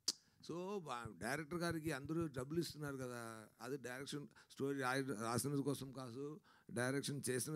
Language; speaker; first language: Telugu; non-native, learner; Tamil